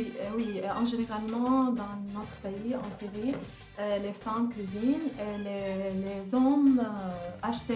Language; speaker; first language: French; non-native, learner; Arabic